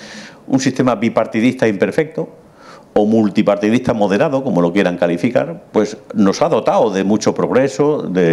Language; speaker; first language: Spanish; native; Spanish